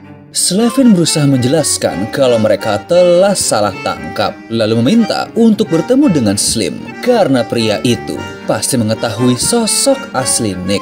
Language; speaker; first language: Indonesian; native; Indonesian